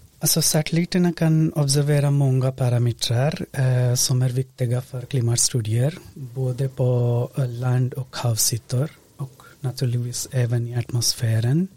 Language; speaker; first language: Swedish; non-native, fluent; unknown